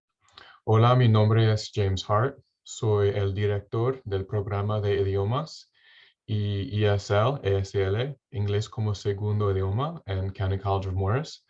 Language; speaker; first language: Spanish; non-native, fluent; English